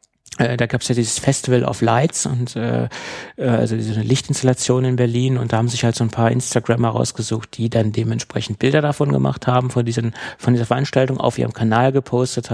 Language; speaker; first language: German; native; German